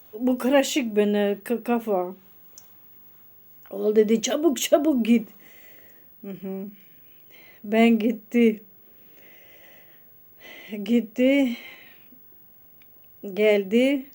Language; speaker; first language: Turkish; non-native, learner; Russian